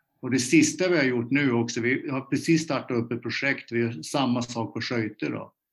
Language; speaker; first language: Swedish; native; Swedish